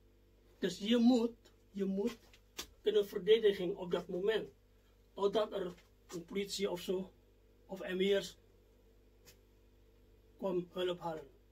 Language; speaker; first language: Dutch; non-native, fluent; Indonesian